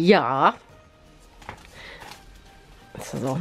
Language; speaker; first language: German; native; German